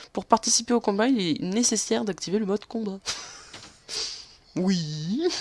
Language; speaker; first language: French; native; French